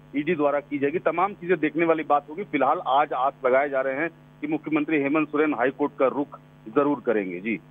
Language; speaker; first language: Hindi; native; Hindi